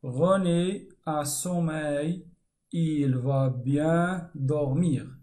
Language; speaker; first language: French; non-native, fluent; Arabic